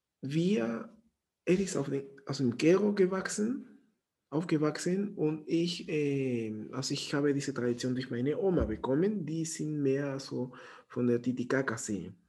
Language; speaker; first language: German; non-native, fluent; Spanish